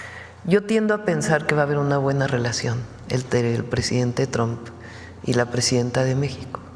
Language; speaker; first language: Spanish; native; Spanish